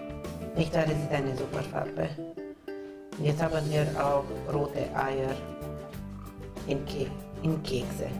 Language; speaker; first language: German; non-native, local second language; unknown